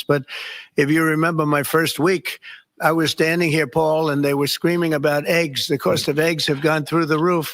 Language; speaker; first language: English; native; English